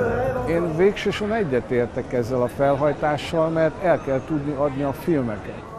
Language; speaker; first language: Hungarian; native; Hungarian